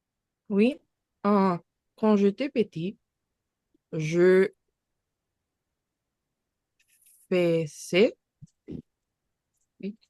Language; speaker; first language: French; non-native, learner; Spanish